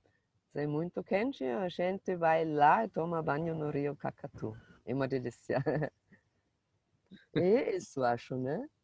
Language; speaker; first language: Portuguese; non-native, fluent; German